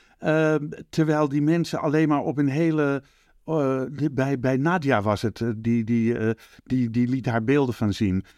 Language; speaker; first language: Dutch; native; Dutch